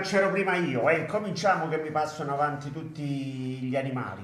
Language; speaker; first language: Italian; native; Italian